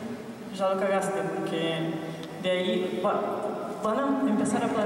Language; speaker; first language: Spanish; non-native, local second language; Portuguese